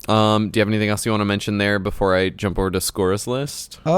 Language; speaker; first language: English; native; English